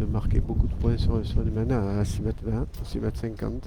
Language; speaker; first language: French; native; French